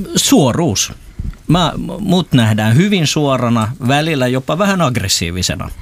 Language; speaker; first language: Finnish; non-native, local second language; Swedish